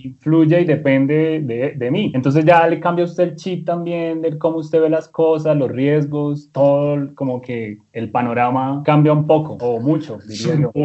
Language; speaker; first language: Spanish; native; Spanish